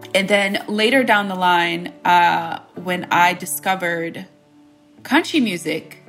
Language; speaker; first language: English; early bilingual, other home language; Bosnian